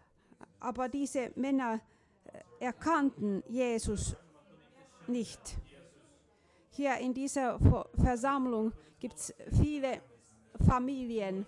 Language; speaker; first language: German; non-native, fluent; Finnish